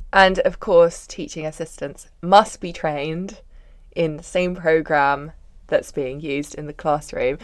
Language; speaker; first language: English; native; English